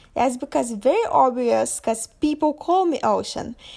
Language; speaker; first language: English; non-native, fluent; Lithuanian